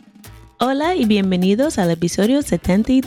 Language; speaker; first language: Spanish; non-native, fluent; English